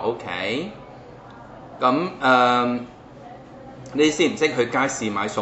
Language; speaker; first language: Cantonese; native; Cantonese